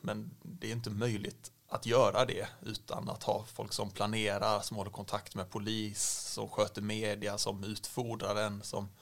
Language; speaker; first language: Swedish; native; Swedish